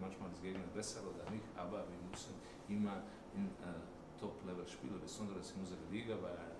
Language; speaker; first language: German; non-native, learner; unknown